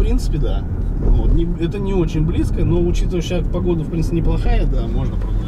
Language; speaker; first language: Russian; native; Russian